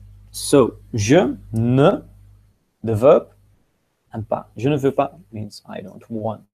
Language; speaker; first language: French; non-native, fluent; Dutch